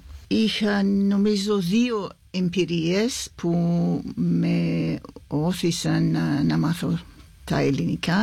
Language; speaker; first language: Greek; non-native, fluent; English